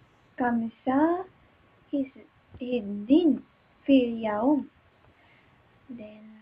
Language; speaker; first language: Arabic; non-native, learner; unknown